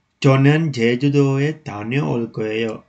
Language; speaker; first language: Korean; non-native, learner; Sinhala